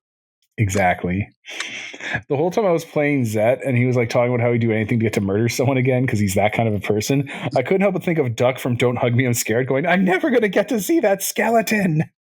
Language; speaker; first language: English; native; English